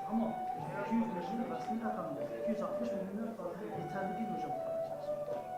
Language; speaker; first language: Turkish; non-native, fluent; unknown